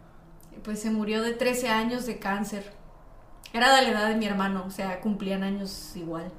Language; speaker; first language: Spanish; native; Spanish